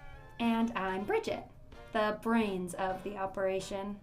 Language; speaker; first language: English; native; English